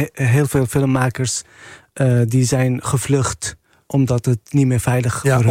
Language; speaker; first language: Dutch; non-native, fluent; Arabic